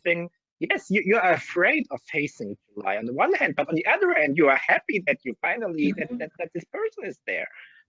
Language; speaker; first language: English; non-native, fluent; German